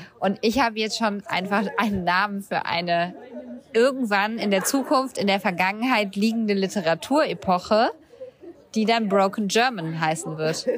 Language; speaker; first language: German; native; German